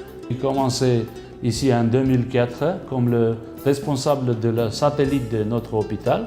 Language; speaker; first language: French; non-native, fluent; Armenian